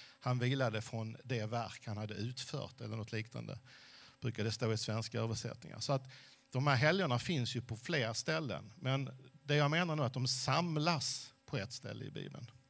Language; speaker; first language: Swedish; early bilingual, other home language; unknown